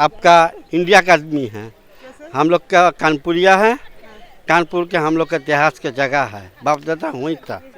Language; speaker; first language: Hindi; early bilingual, heritage; Hindi